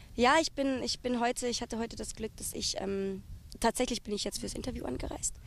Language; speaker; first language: German; native; German